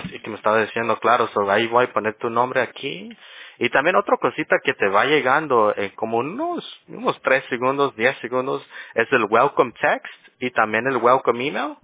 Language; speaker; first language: Spanish; early bilingual, heritage; English